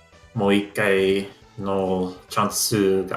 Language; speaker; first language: Japanese; non-native, learner; English